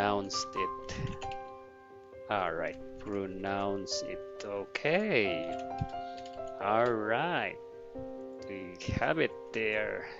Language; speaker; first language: English; non-native, fluent; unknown